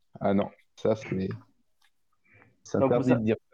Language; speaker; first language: French; non-native, learner; Portuguese